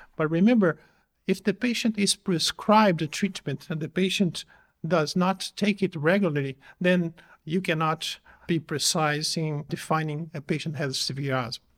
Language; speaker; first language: English; non-native, fluent; Portuguese